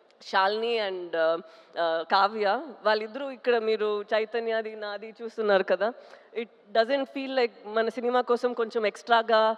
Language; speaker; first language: Telugu; non-native, local second language; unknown